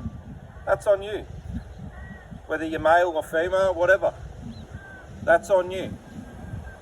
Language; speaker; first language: English; native; English